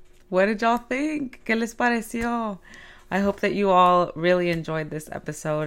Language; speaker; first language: English; early bilingual, other home language; Spanish